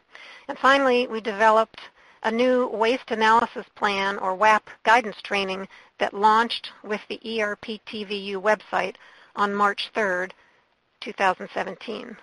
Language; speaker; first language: English; native; English